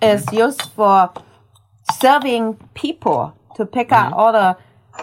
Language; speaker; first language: English; non-native, learner; Chinese